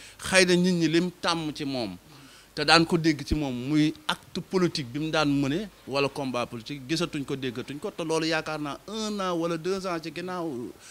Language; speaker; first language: Wolof; native; Wolof